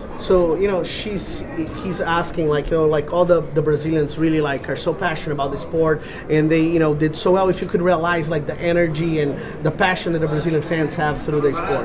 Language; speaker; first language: English; native; English